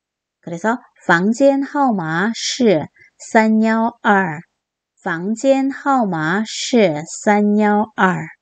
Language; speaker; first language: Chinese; non-native, fluent; Korean